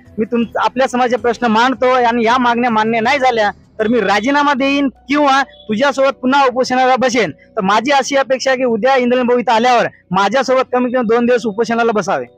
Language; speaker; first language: Marathi; non-native, local second language; Lambadi